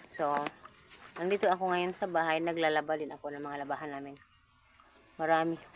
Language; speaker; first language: Filipino; non-native, local second language; Cebuano